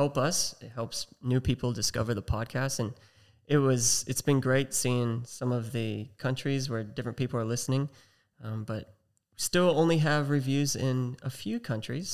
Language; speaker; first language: English; native; English